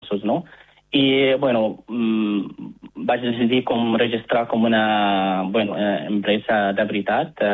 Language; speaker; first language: Catalan; non-native, fluent; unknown